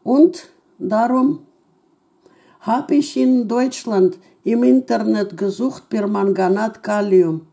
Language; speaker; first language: German; non-native, fluent; Russian